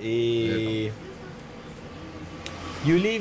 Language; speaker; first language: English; non-native, learner; French